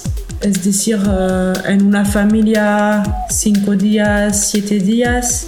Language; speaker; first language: Spanish; non-native, learner; French